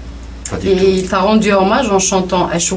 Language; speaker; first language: French; non-native, local second language; Kabyle